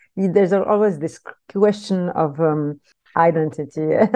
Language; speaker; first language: English; non-native, fluent; French